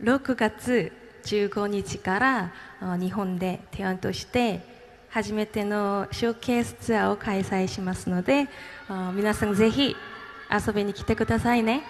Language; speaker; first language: Japanese; non-native, learner; Korean